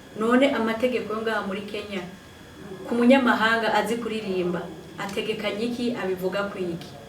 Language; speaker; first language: Rundi; native; Rundi